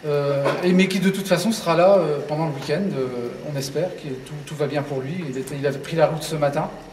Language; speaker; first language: French; native; French